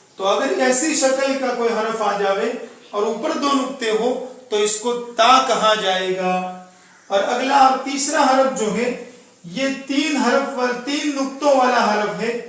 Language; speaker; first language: Urdu; non-native, local second language; Gujarati